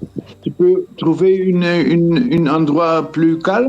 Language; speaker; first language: French; non-native, fluent; Dutch